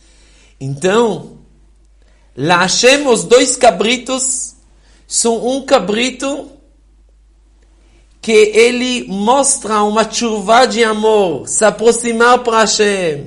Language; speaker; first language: Portuguese; non-native, fluent; Hebrew